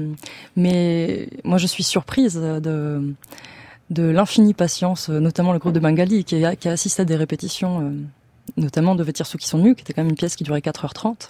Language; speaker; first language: French; native; French